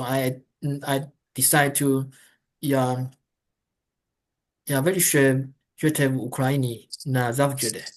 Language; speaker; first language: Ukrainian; non-native, learner; Chinese